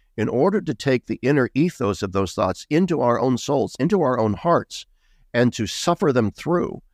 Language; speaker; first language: English; native; English